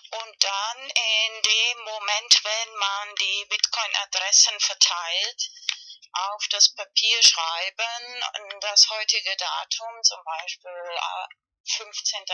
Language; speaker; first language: German; non-native, fluent; Spanish